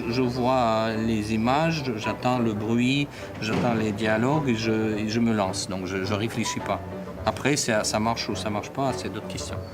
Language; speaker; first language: French; non-native, fluent; Russian